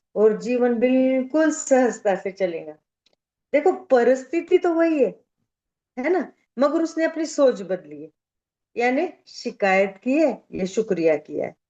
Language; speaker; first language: Hindi; non-native, local second language; Marathi